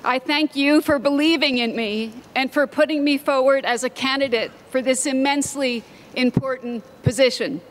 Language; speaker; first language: English; native; English